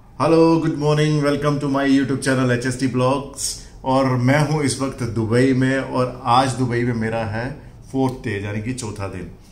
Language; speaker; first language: Hindi; non-native, local second language; Punjabi